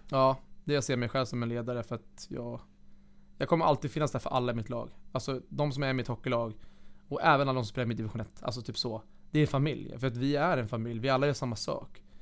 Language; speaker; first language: Swedish; native; Swedish